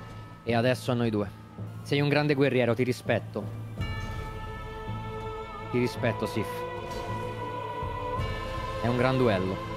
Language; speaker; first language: Italian; native; Italian